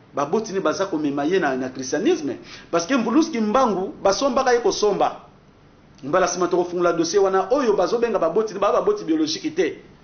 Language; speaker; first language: Lingala; non-native, local second language; Kongo